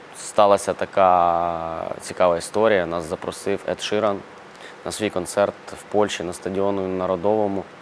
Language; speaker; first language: Ukrainian; non-native, local second language; Russian